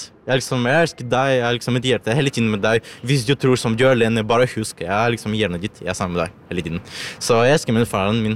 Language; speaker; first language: Norwegian; non-native, learner; Ukrainian